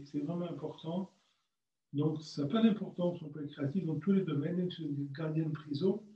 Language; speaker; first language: French; native; French